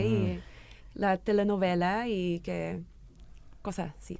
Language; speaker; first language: Spanish; early bilingual, heritage; English